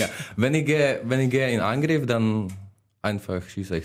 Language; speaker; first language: German; non-native, learner; Czech